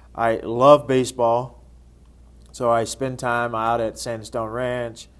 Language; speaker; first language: English; native; English